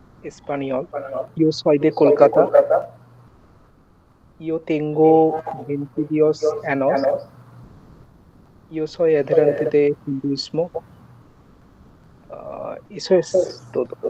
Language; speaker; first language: Spanish; non-native, learner; Bangla